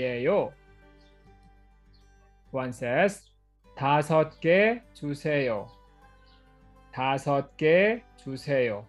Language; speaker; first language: Korean; non-native, fluent; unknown